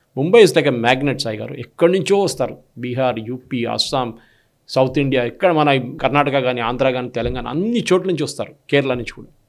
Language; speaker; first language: Telugu; non-native, local second language; Malayalam